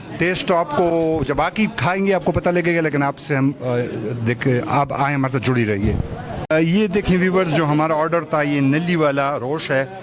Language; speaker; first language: Urdu; non-native, local second language; Pashto